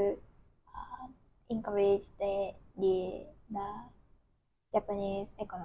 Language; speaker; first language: English; non-native, learner; Japanese